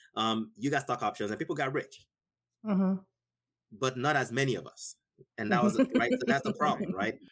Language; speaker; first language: English; non-native, local second language; Igbo